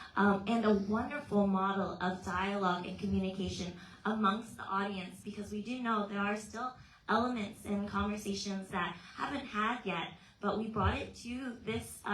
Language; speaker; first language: English; early bilingual, other home language; Vietnamese